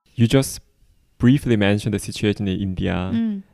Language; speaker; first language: English; non-native, fluent; Korean